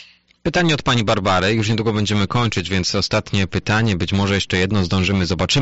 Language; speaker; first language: Polish; native; Polish